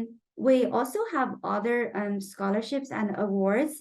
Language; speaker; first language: English; non-native, fluent; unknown